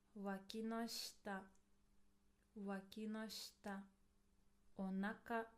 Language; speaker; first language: Japanese; non-native, fluent; English